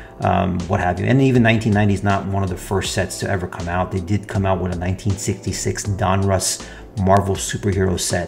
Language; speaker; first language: English; native; English